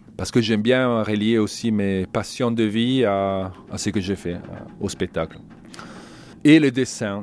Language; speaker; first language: French; non-native, fluent; Italian